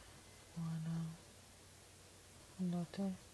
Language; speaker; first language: Italian; non-native, learner; English